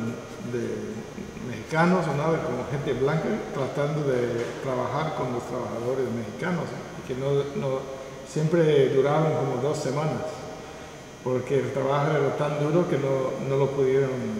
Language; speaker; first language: Spanish; non-native, fluent; English